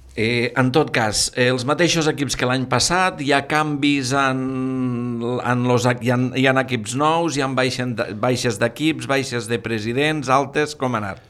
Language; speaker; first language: Catalan; native; Catalan